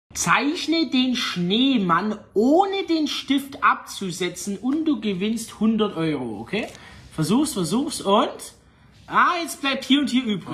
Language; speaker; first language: German; native; German